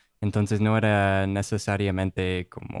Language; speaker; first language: Spanish; non-native, fluent; English